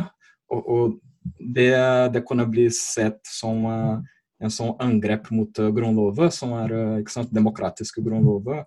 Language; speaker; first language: Norwegian; non-native, fluent; Portuguese